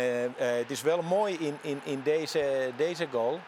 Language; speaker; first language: Dutch; non-native, fluent; Finnish